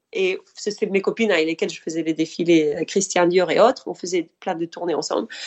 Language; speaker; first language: French; non-native, fluent; Spanish